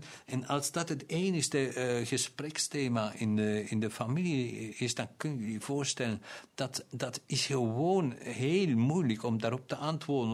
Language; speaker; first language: Dutch; non-native, local second language; German